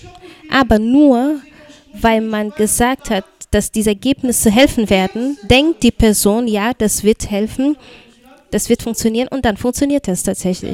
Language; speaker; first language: German; non-native, fluent; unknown